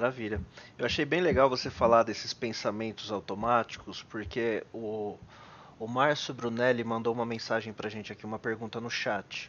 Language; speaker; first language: Portuguese; native; Portuguese